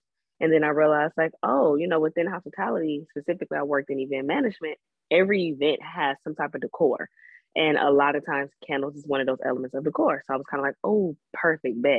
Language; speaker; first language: English; native; English